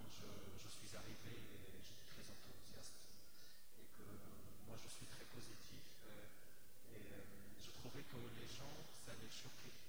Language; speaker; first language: French; non-native, fluent; Arabic